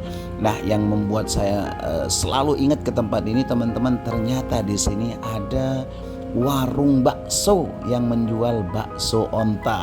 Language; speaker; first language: Indonesian; native; Indonesian